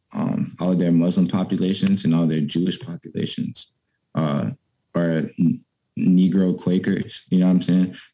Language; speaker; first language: English; native; English